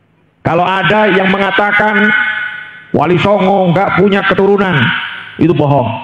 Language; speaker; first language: Indonesian; native; Indonesian